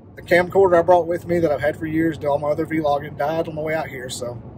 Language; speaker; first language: English; native; English